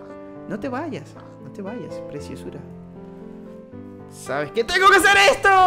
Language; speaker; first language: Spanish; native; Spanish